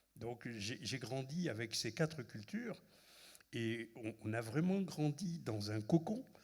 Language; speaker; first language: French; non-native, local second language; Arabic